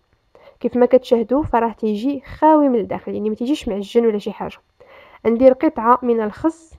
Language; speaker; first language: Arabic; native; Arabic